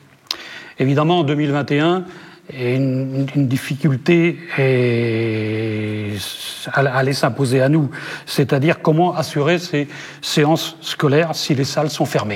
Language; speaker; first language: French; native; French